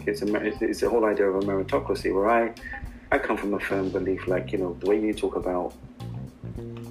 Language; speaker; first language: English; non-native, local second language; Urdu